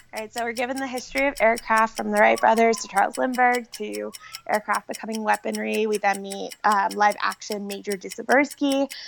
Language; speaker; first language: English; native; English